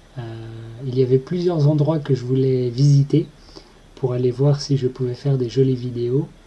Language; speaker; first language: French; native; French